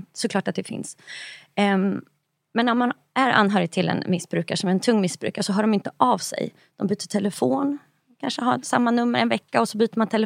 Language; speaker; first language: Swedish; native; Swedish